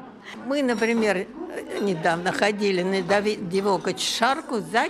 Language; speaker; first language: Czech; non-native, learner; Russian